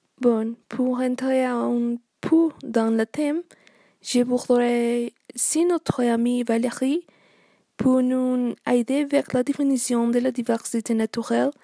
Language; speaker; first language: French; non-native, learner; Spanish